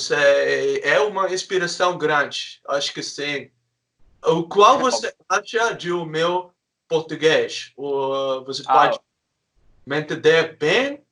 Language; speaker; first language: Portuguese; non-native, learner; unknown